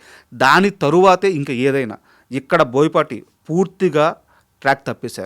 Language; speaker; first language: Telugu; native; Telugu